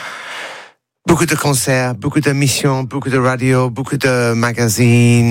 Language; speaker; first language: French; non-native, learner; English